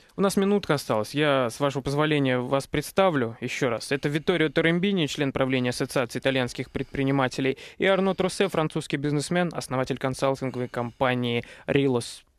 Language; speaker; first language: Russian; native; Russian